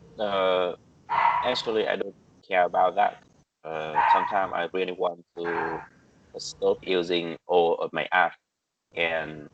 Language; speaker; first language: English; non-native, learner; Vietnamese